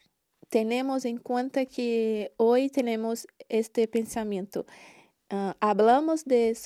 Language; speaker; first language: Spanish; non-native, learner; Portuguese